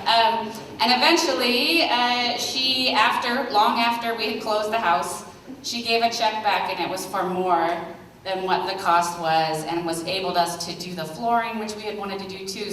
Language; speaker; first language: English; native; English